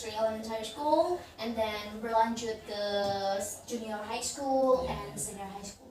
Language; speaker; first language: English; non-native, learner; Indonesian